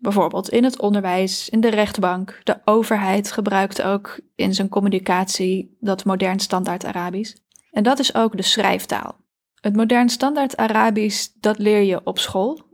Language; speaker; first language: Dutch; native; Dutch